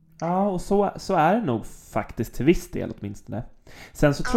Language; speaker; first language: Swedish; native; Swedish